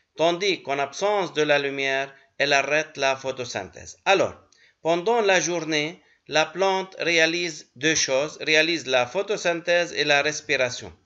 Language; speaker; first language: French; non-native, local second language; Arabic